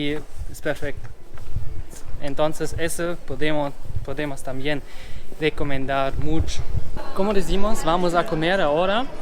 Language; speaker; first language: Spanish; non-native, fluent; German